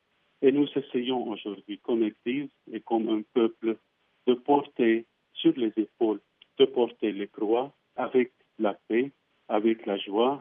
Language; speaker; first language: French; non-native, fluent; Arabic